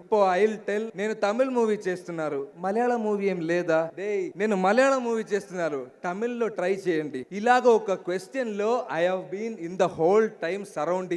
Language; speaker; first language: Telugu; non-native, learner; Malayalam